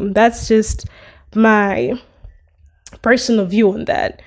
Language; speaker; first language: English; non-native, local second language; Nyanja